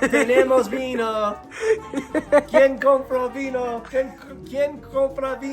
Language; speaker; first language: Spanish; non-native, learner; English